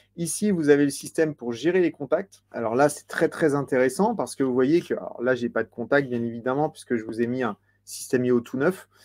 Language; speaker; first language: French; native; French